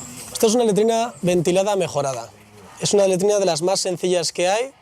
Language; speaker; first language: Spanish; native; Spanish